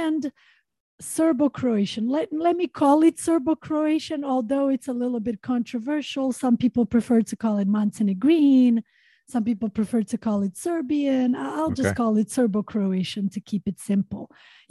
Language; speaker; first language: English; non-native, fluent; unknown